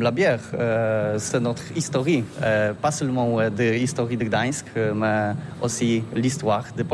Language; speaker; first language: French; non-native, learner; Polish